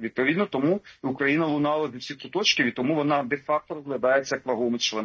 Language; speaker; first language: Ukrainian; native; Ukrainian